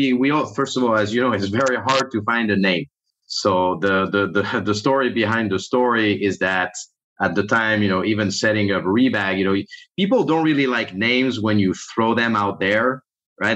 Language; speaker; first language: English; non-native, fluent; French